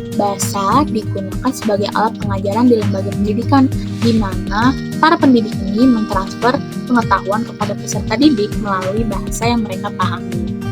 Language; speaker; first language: Indonesian; native; Indonesian